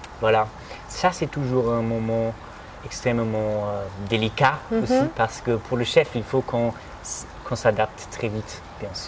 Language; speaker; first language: French; non-native, fluent; German